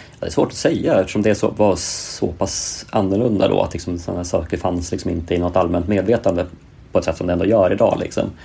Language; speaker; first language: Swedish; native; Swedish